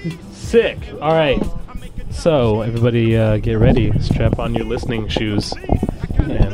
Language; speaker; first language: English; native; English